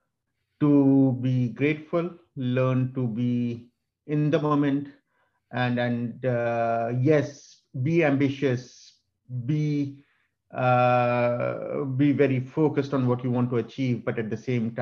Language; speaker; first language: English; non-native, local second language; Hindi